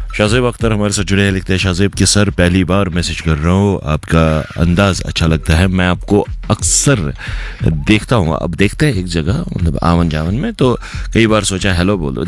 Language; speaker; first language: Urdu; non-native, local second language; Kashmiri